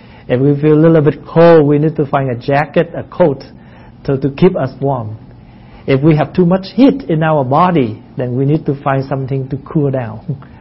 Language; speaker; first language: English; non-native, fluent; Vietnamese